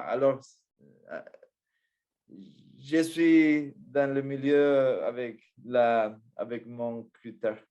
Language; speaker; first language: French; non-native, fluent; Spanish